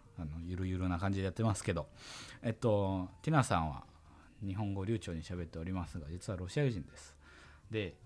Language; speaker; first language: Japanese; early bilingual, heritage; Japanese